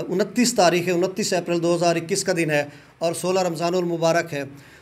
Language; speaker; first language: Urdu; non-native, local second language; Punjabi